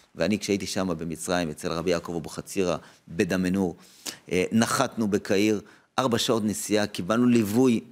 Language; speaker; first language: Hebrew; native; Hebrew